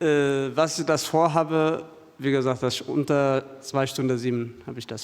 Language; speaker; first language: German; non-native, fluent; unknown